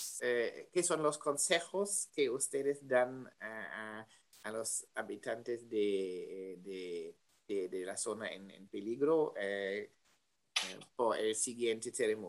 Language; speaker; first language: Spanish; non-native, learner; German